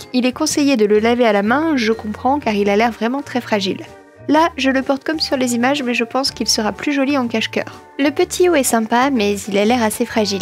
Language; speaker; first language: French; native; French